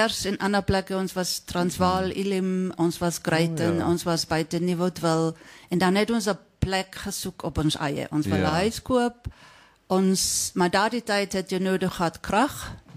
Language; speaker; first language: Afrikaans; non-native, fluent; German